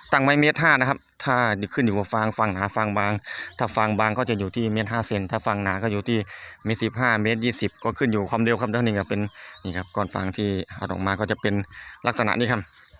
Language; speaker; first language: Thai; native; Thai